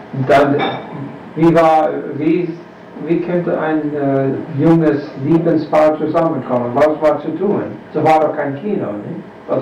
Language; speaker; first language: German; non-native, fluent; English